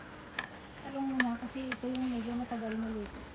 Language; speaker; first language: Filipino; non-native, local second language; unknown